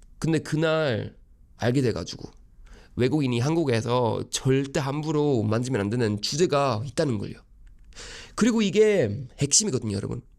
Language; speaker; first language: Korean; non-native, fluent; Swedish